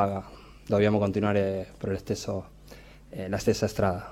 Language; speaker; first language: Italian; non-native, fluent; Spanish